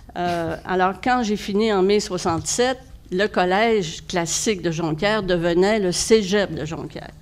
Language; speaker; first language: French; native; French